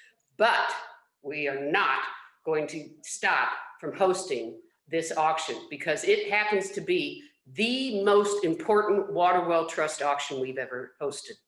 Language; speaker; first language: English; native; English